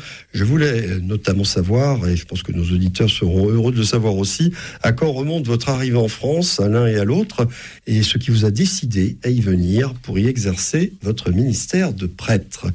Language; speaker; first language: French; native; French